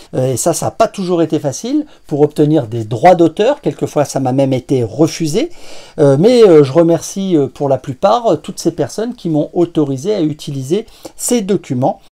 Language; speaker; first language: French; native; French